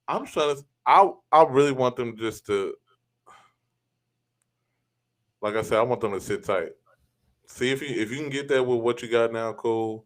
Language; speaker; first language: English; native; English